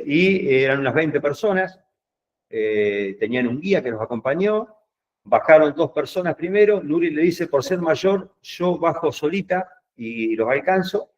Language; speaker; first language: Spanish; native; Spanish